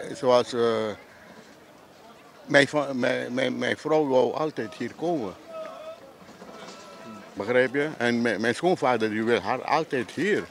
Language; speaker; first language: Dutch; non-native, local second language; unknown